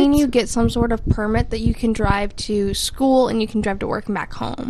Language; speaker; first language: English; native; English